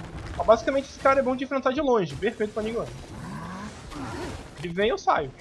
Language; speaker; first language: Portuguese; native; Portuguese